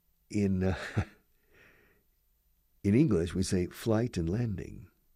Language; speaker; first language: English; native; English